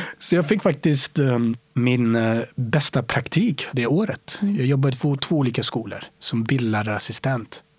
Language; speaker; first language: Swedish; early bilingual, other home language; Romany